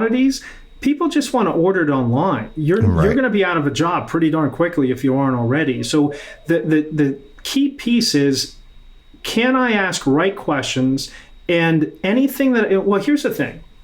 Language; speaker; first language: English; native; English